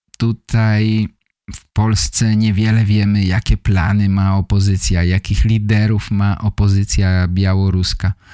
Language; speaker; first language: Polish; native; Polish